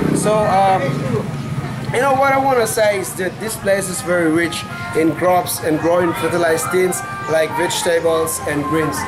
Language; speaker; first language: English; non-native, learner; Indonesian